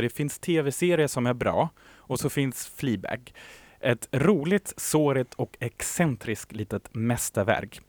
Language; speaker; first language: Swedish; native; Swedish